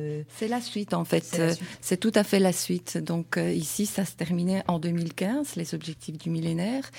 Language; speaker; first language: French; native; French